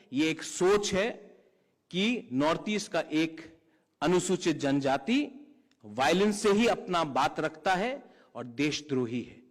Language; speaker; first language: Hindi; non-native, local second language; Kok Borok